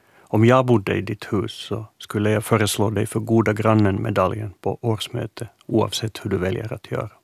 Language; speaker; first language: Swedish; native; Swedish